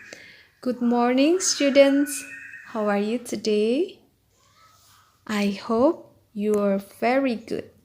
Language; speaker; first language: English; non-native, fluent; Indonesian